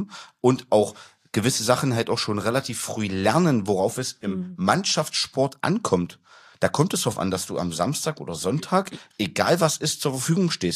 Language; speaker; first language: German; native; German